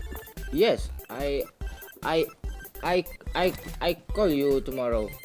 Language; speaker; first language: English; non-native, learner; Indonesian